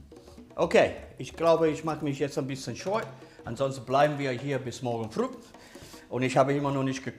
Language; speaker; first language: German; early bilingual, other home language; Italian